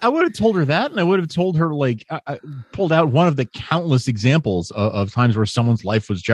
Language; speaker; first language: English; native; English